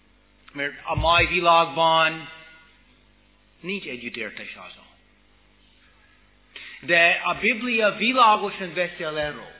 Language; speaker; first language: Hungarian; non-native, fluent; English